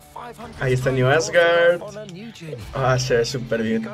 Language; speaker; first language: Spanish; native; Spanish